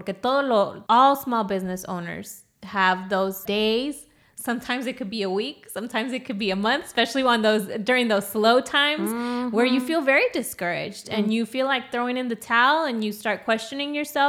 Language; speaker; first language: English; early bilingual, other home language; Spanish